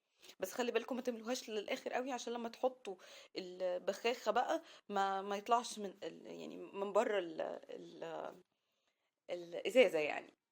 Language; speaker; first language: Arabic; native; Arabic